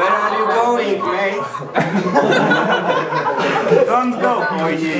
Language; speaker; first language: English; non-native, learner; Polish